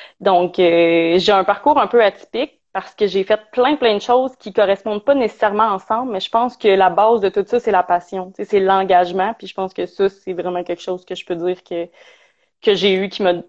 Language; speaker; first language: French; native; French